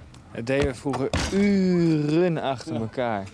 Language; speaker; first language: Dutch; native; Dutch